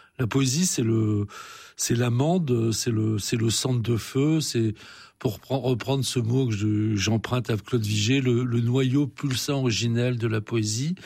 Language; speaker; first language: French; native; French